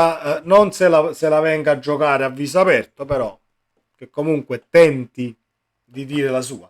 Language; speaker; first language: Italian; native; Italian